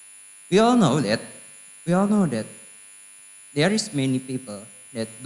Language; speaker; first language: English; non-native, learner; Indonesian